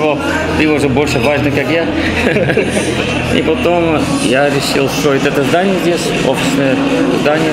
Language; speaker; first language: Russian; non-native, learner; Dutch